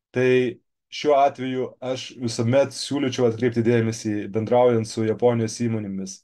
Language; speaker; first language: Lithuanian; native; Lithuanian